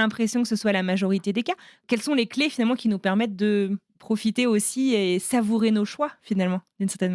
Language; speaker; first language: French; native; French